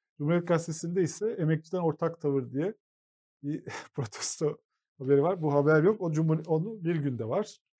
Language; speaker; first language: Turkish; native; Turkish